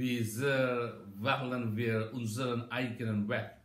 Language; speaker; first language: German; non-native, learner; Indonesian